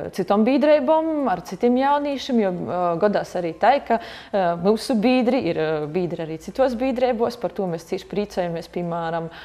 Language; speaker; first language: Latvian; native; Latvian